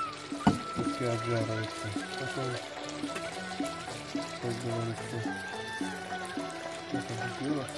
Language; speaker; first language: Russian; non-native, learner; Uzbek